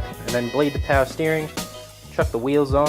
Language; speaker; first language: English; native; English